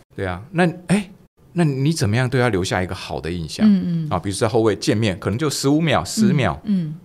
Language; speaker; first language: Chinese; non-native, local second language; Min Nan Chinese